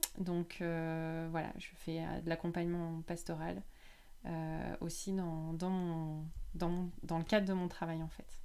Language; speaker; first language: French; native; French